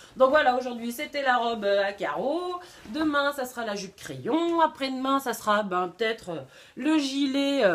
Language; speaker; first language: French; native; French